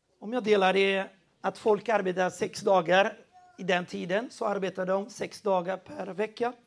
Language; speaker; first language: Swedish; non-native, fluent; Portuguese